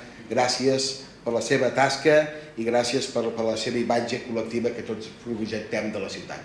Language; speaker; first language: Catalan; native; Catalan